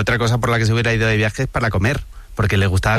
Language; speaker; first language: Spanish; native; Spanish